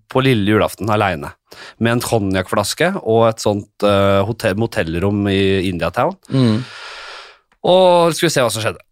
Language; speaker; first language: Norwegian; native; Norwegian